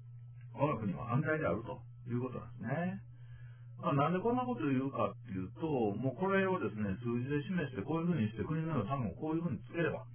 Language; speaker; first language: Japanese; native; Japanese